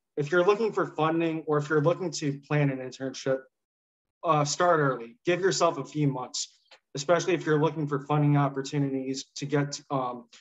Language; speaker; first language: English; native; English